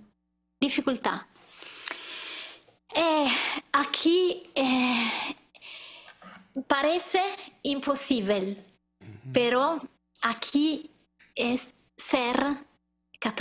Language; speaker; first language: Spanish; non-native, learner; Italian